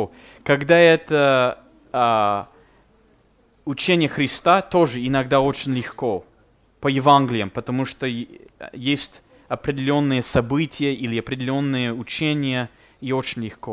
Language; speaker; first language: Russian; non-native, fluent; English